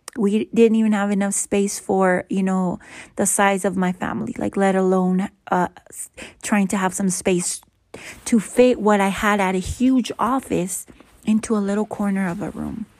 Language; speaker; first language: English; early bilingual, other home language; Spanish